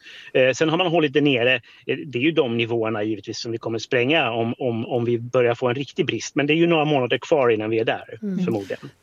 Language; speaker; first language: Swedish; native; Swedish